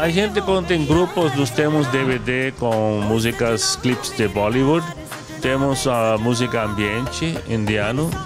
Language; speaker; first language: Portuguese; non-native, fluent; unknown